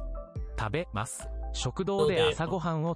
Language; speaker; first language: Japanese; non-native, learner; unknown